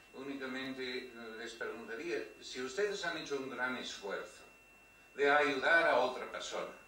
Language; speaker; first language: Spanish; non-native, fluent; English